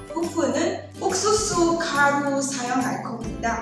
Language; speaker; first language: Korean; non-native, learner; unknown